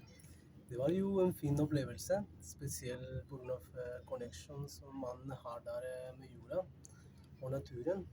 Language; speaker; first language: Norwegian; non-native, fluent; Spanish